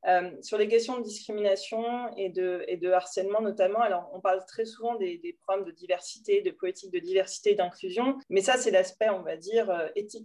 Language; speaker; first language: French; native; French